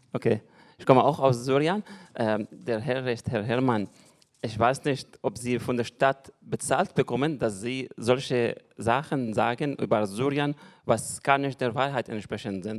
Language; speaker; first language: German; non-native, fluent; Arabic